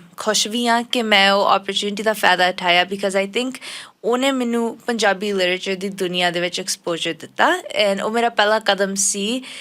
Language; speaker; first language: Punjabi; early bilingual, heritage; Punjabi